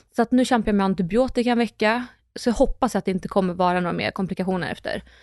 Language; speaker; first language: Swedish; early bilingual, other home language; Russian